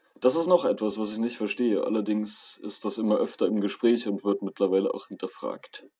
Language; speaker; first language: German; native; German